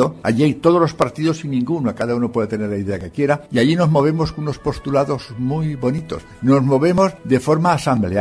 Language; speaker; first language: Spanish; native; Spanish